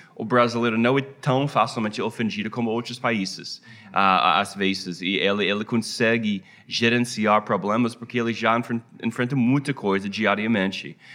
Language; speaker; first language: Portuguese; non-native, fluent; English